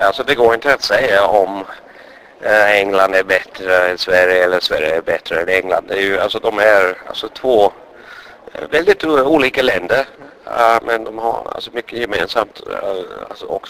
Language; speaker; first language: Swedish; non-native, fluent; English